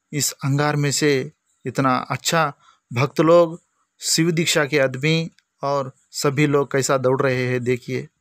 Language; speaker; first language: Hindi; non-native, local second language; Lambadi